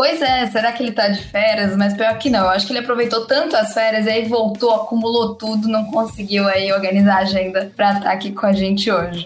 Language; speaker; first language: Portuguese; native; Portuguese